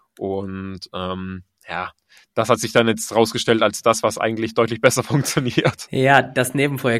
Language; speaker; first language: German; native; German